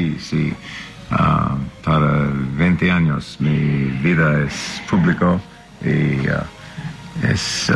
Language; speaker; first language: Spanish; non-native, learner; English